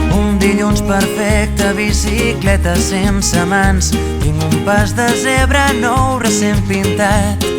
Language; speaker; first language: Catalan; non-native, learner; Russian